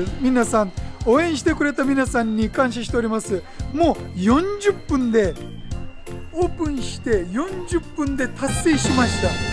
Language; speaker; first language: Japanese; non-native, fluent; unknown